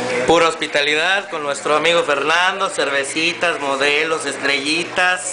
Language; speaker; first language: Spanish; native; Spanish